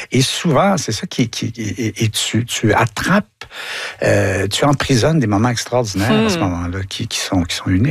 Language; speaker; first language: French; native; French